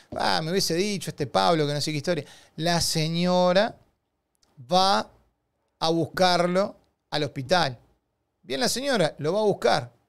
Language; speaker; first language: Spanish; native; Spanish